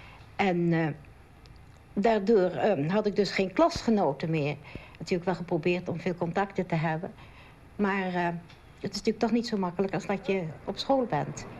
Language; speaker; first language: Dutch; native; Dutch